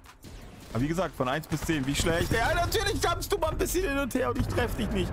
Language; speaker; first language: German; native; German